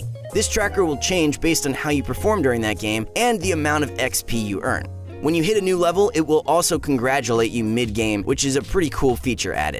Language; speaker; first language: English; native; English